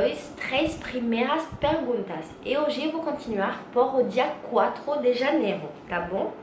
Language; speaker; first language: Portuguese; non-native, learner; French